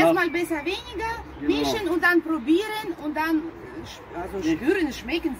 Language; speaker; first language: German; non-native, fluent; Russian